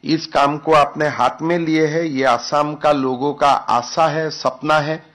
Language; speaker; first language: Hindi; non-native, local second language; Assamese